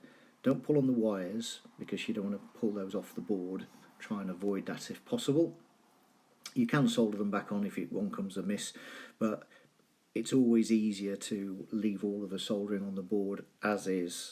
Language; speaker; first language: English; native; English